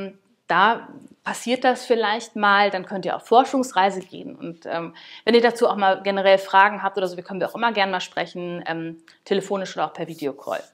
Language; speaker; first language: German; native; German